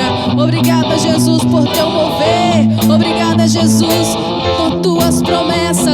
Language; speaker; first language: Portuguese; native; Portuguese